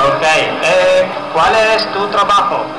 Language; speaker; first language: Spanish; non-native, learner; Italian